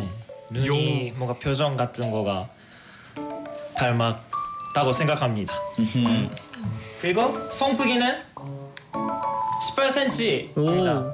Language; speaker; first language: Korean; non-native, fluent; Japanese